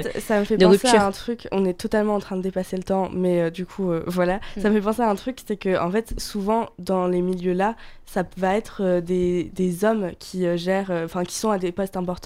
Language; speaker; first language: French; native; French